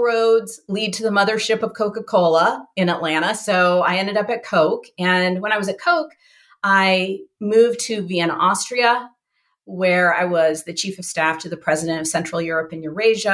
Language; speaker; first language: English; native; English